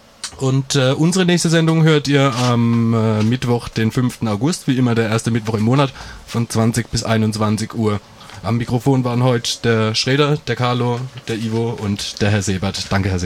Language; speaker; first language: German; native; German